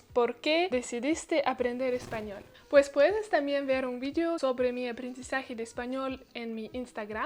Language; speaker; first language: Spanish; non-native, learner; Russian